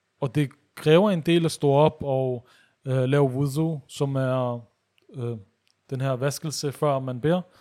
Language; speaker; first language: Danish; early bilingual, other home language; Urdu